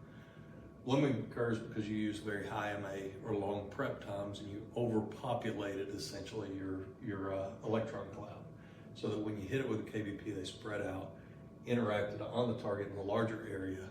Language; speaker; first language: English; native; English